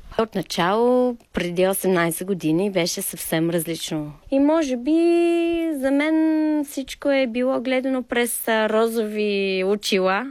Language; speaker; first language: Bulgarian; non-native, fluent; English